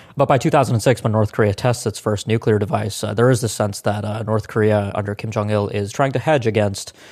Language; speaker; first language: English; non-native, local second language; Hindi